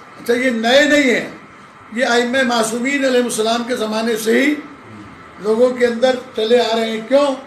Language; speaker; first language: Urdu; non-native, local second language; Sindhi